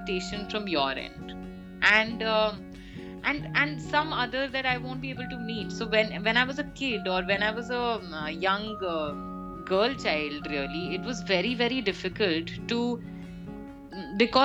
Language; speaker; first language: English; non-native, local second language; Hindi